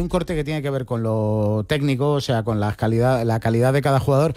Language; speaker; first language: Spanish; native; Spanish